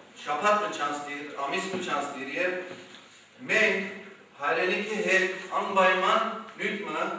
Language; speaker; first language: Armenian; early bilingual, heritage; Armenian